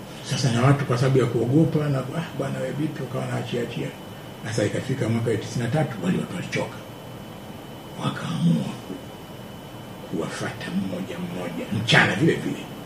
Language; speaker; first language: Swahili; native; Swahili